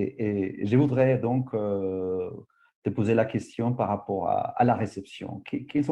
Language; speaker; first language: French; non-native, fluent; Spanish